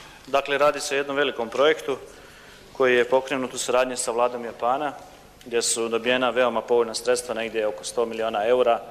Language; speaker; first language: Croatian; native; Croatian